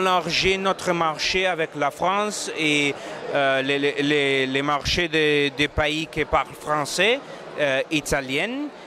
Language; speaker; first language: French; non-native, learner; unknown